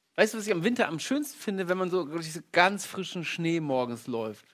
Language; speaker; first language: German; non-native, fluent; Polish